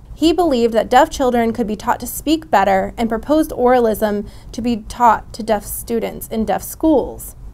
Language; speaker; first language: English; native; English